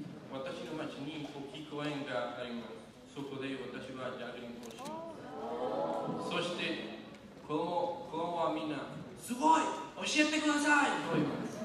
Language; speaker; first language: Japanese; non-native, learner; Spanish